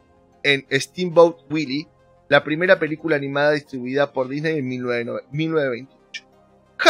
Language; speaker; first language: Spanish; native; Spanish